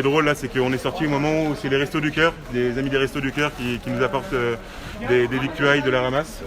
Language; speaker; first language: French; native; French